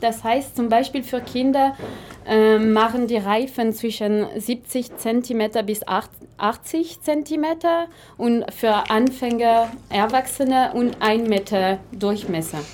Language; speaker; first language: German; non-native, fluent; French